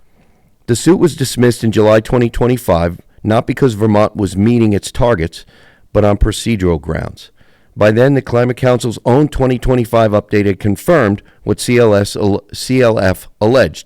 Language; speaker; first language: English; native; English